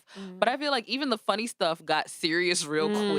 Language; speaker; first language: English; native; English